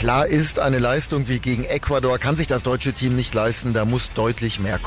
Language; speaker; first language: German; native; German